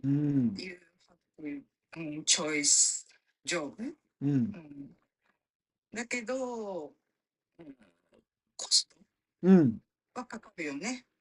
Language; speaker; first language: Japanese; non-native, fluent; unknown